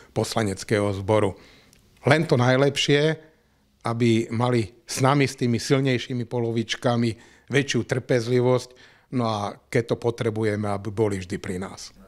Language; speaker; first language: Slovak; native; Slovak